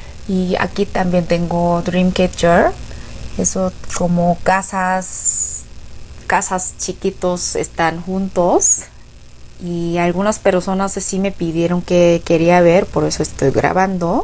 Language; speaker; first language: Spanish; non-native, fluent; Korean